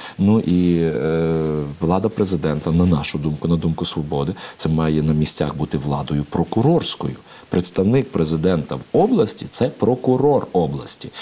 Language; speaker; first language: Ukrainian; native; Ukrainian